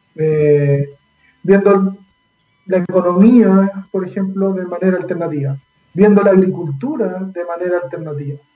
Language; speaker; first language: Spanish; native; Spanish